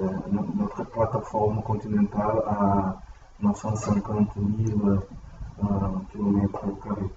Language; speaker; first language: French; non-native, learner; Portuguese